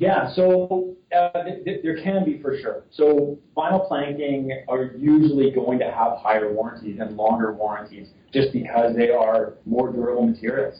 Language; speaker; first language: English; native; English